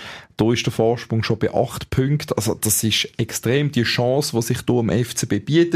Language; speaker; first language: German; native; German